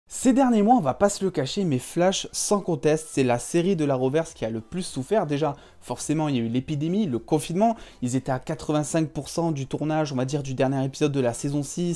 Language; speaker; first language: French; native; French